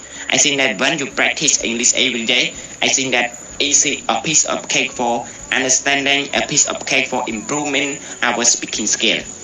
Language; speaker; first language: English; non-native, learner; Khmer